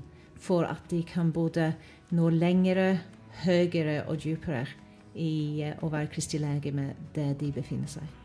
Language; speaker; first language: Norwegian; non-native, fluent; English